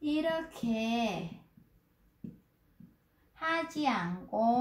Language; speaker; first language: Korean; non-native, fluent; Vietnamese